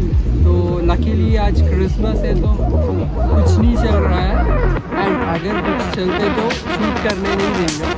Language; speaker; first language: Hindi; non-native, local second language; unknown